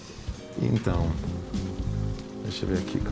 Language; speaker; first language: Portuguese; non-native, fluent; Italian